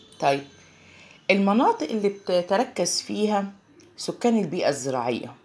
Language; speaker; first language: Arabic; native; Arabic